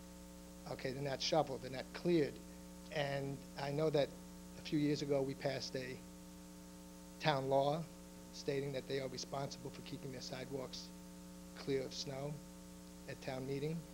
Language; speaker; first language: English; native; English